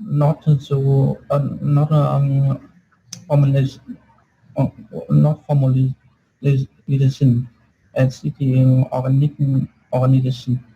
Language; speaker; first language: English; non-native, learner; Vietnamese